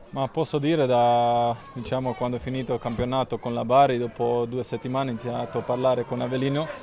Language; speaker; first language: Italian; non-native, fluent; Croatian